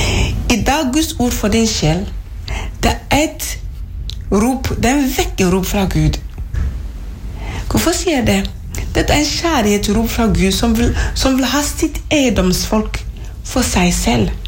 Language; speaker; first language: Norwegian; non-native, fluent; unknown